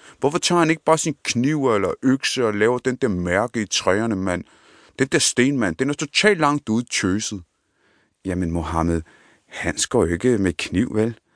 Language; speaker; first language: Danish; early bilingual, other home language; Punjabi